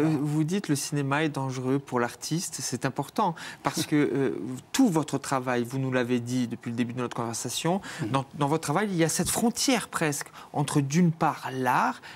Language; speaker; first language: French; native; French